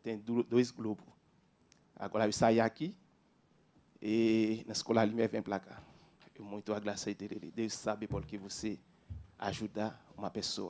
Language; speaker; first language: Portuguese; non-native, learner; Haitian Creole